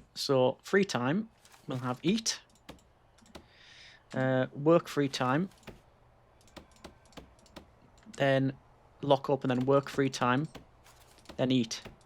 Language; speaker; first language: English; native; English